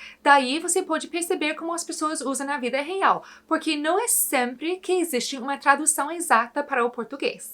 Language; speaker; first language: Portuguese; non-native, fluent; English